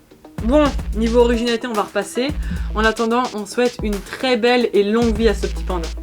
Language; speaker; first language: French; native; French